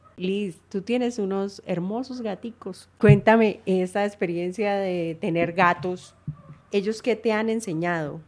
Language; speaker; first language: Spanish; native; Spanish